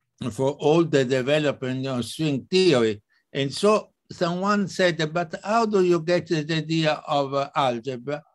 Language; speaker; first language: English; non-native, fluent; Italian